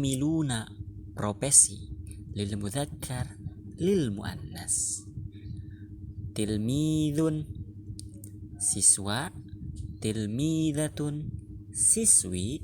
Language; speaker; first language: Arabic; non-native, learner; Indonesian